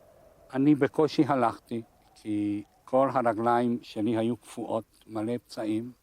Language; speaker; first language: Hebrew; non-native, fluent; Hungarian